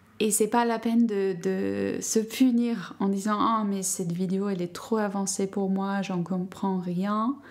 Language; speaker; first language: French; non-native, fluent; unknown